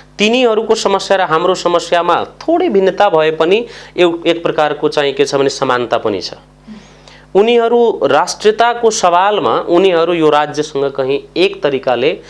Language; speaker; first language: Nepali; non-native, local second language; Maithili